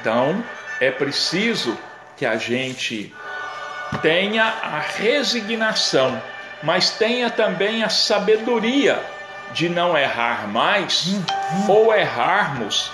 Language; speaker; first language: Portuguese; native; Portuguese